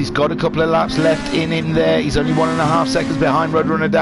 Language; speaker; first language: English; native; English